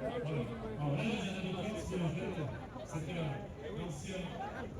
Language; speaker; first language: French; native; French